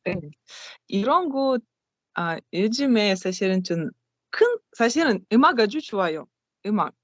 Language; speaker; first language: Korean; non-native, learner; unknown